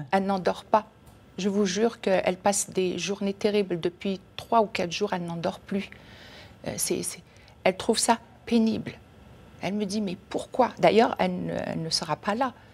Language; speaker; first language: French; non-native, local second language; Kabyle